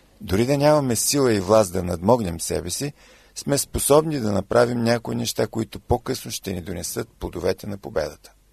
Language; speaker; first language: Bulgarian; native; Bulgarian